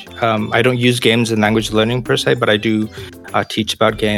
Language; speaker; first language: English; non-native, local second language; Chinese